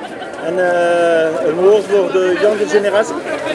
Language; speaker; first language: Dutch; non-native, learner; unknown